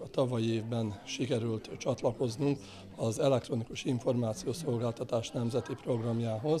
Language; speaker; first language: Hungarian; native; Hungarian